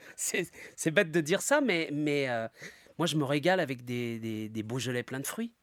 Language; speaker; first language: French; native; French